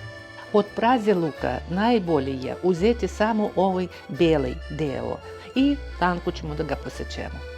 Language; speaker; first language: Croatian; non-native, fluent; Russian